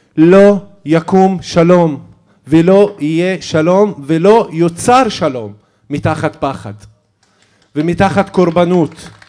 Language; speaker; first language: Hebrew; non-native, local second language; Arabic